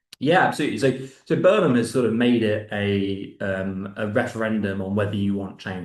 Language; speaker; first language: English; native; English